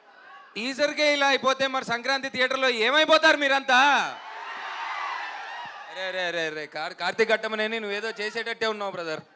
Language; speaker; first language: Telugu; native; Telugu